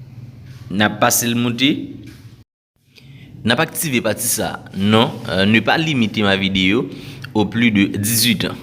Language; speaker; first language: French; non-native, local second language; Haitian Creole